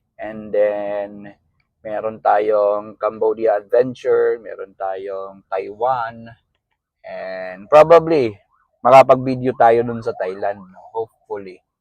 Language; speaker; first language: Filipino; non-native, local second language; Cebuano